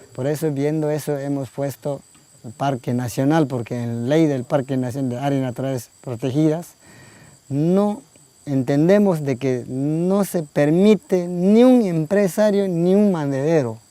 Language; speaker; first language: Spanish; non-native, local second language; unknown